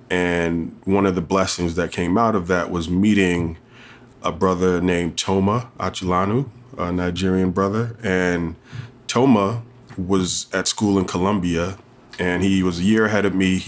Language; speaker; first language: English; native; English